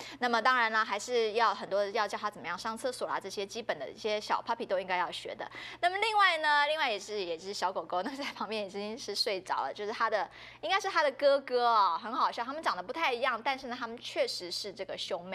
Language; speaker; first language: Chinese; native; Chinese